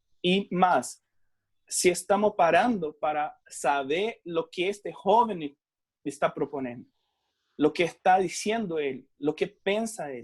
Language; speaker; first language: Spanish; non-native, fluent; Portuguese